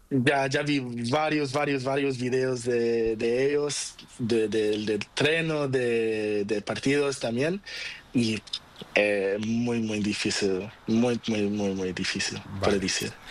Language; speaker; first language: Spanish; non-native, learner; Portuguese